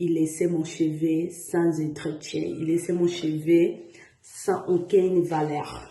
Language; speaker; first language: French; non-native, learner; Portuguese